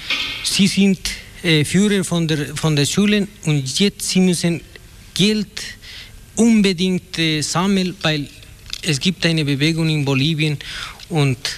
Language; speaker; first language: German; non-native, learner; Spanish